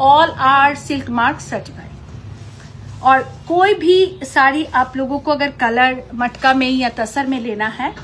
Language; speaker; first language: Hindi; non-native, local second language; Bangla